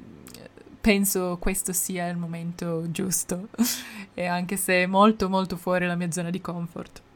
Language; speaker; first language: English; non-native, fluent; Italian